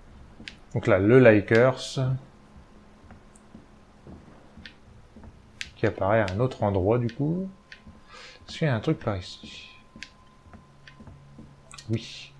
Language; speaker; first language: French; native; French